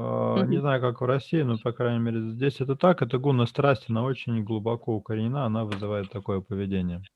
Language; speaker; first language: Russian; native; Russian